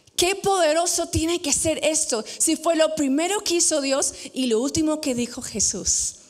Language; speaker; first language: Spanish; non-native, fluent; English